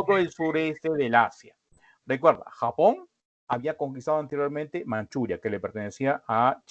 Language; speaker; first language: Spanish; native; Spanish